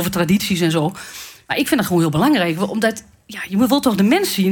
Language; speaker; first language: Dutch; native; Dutch